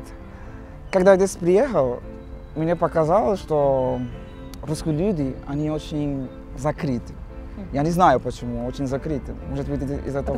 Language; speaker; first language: Russian; non-native, learner; Portuguese